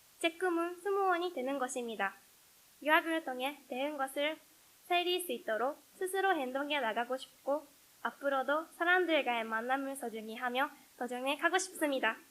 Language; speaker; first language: Korean; non-native, learner; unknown